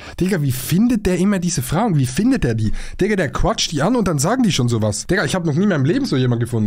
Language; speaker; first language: German; native; German